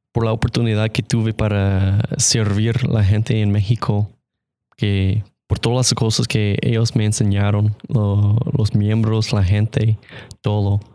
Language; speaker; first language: Spanish; non-native, fluent; English